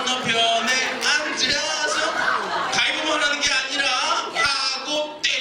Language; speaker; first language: Korean; native; Korean